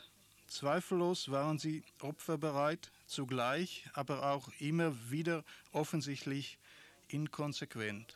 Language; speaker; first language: German; non-native, fluent; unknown